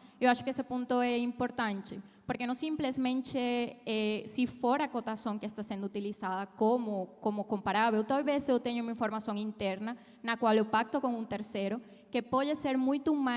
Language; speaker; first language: Portuguese; non-native, fluent; Spanish